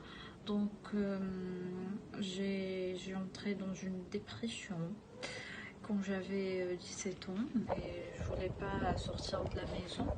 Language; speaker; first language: French; non-native, local second language; Arabic